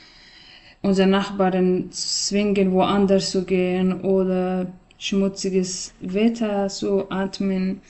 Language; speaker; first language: German; non-native, learner; Persian